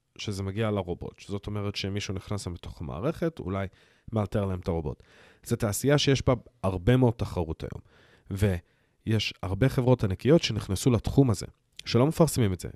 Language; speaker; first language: Hebrew; early bilingual, heritage; Hebrew